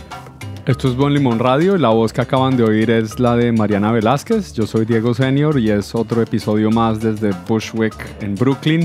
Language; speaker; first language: Spanish; native; Spanish